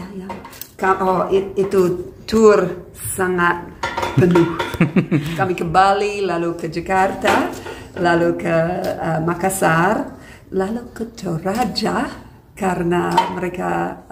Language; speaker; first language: Indonesian; non-native, fluent; English